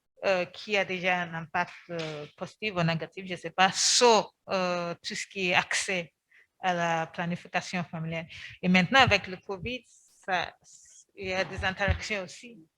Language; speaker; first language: French; non-native, fluent; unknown